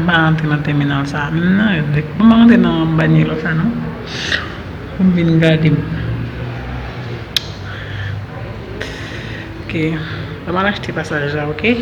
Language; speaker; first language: French; non-native, learner; Haitian Creole